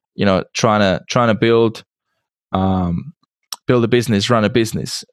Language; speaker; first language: English; non-native, fluent; Czech